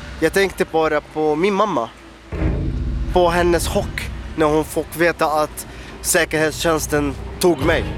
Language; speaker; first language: Swedish; non-native, fluent; Arabic